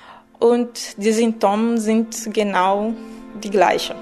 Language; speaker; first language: German; non-native, fluent; Portuguese